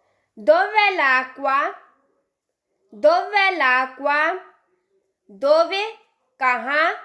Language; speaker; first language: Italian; non-native, fluent; Urdu